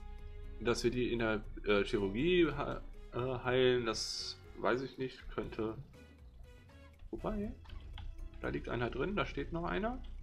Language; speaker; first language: German; native; German